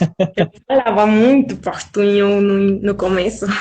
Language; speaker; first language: Portuguese; non-native, fluent; Spanish